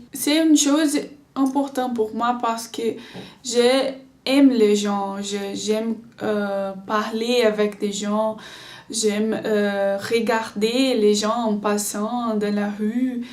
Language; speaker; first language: French; non-native, learner; Portuguese